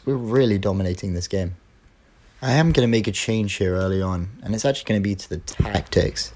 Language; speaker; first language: English; native; English